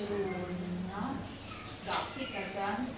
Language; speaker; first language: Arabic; non-native, learner; Chinese